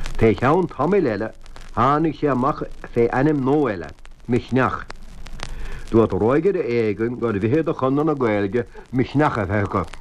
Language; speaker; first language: Irish; native; Irish